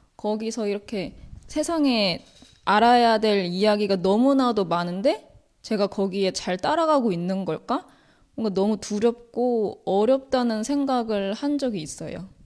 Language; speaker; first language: Korean; native; Korean